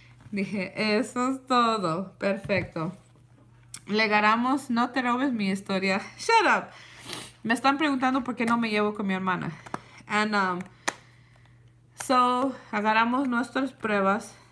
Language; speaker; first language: Spanish; early bilingual, heritage; Spanish